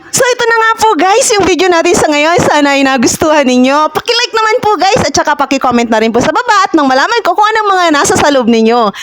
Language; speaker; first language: Filipino; non-native, local second language; Iloko